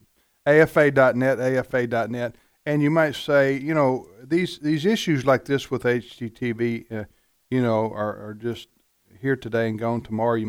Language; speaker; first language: English; native; English